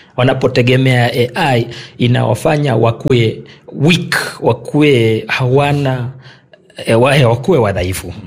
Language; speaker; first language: Swahili; non-native, local second language; Kalenjin